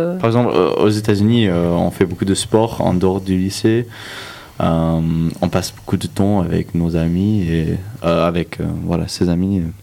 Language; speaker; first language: French; non-native, fluent; English